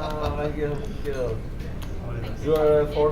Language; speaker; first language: English; non-native, learner; Polish